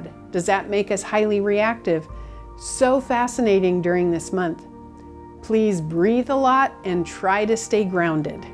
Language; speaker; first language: English; native; English